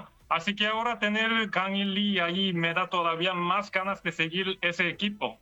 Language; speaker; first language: Spanish; non-native, learner; Korean